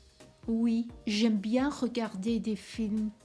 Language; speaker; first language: French; non-native, fluent; English